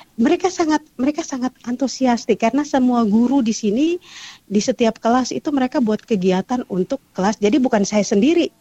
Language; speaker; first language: Indonesian; native; Indonesian